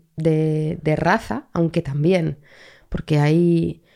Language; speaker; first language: Spanish; native; Spanish